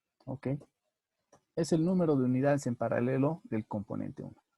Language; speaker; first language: Spanish; native; Spanish